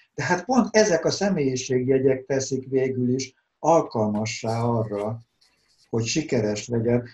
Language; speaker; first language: Hungarian; native; Hungarian